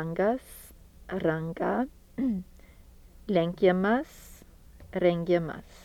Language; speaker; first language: Lithuanian; early bilingual, heritage; Lithuanian